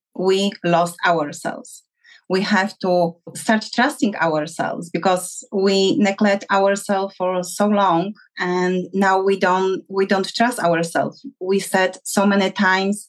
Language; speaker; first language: English; non-native, fluent; Polish